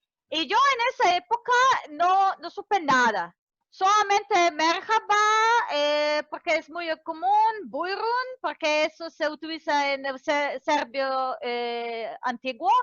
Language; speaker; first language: Spanish; non-native, fluent; Serbian